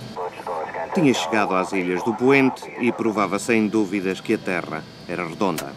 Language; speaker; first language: Portuguese; native; Portuguese